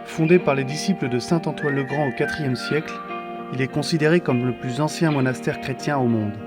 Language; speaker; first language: French; native; French